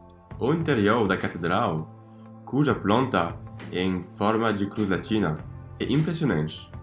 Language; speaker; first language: Portuguese; non-native, fluent; French